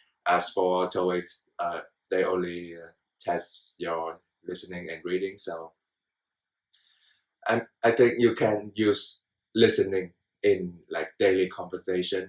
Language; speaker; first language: English; non-native, fluent; Vietnamese